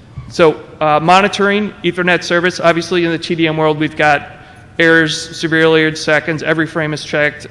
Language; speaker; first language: English; native; English